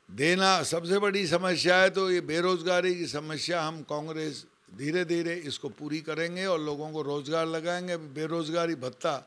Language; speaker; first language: Hindi; native; Hindi